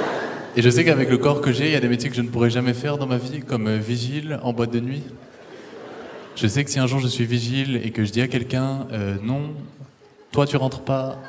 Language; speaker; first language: French; native; French